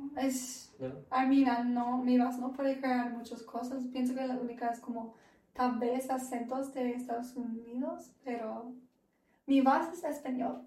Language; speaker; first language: Spanish; non-native, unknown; English